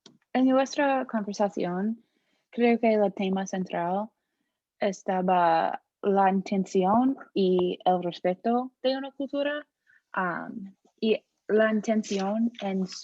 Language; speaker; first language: Spanish; non-native, fluent; English